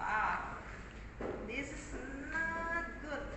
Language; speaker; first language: English; non-native, learner; Indonesian